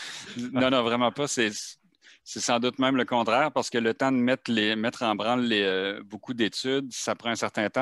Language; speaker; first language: French; native; French